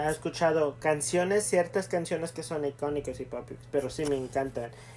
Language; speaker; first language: Spanish; early bilingual, heritage; Spanish